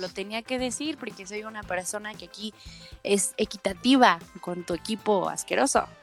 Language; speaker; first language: Spanish; native; Spanish